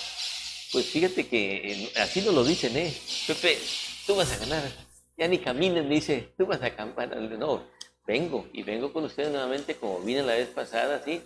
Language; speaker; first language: Spanish; native; Spanish